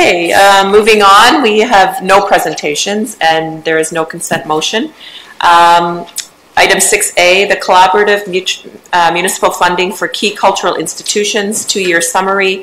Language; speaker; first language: English; native; English